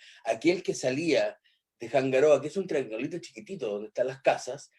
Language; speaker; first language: Spanish; native; Spanish